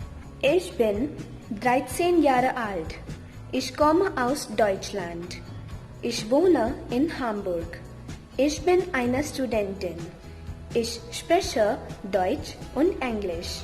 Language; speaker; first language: German; non-native, learner; Hindi